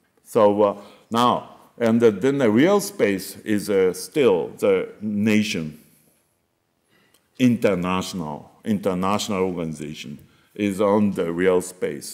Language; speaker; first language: English; non-native, fluent; Japanese